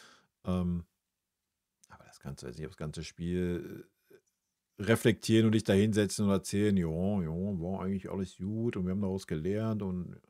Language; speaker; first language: German; native; German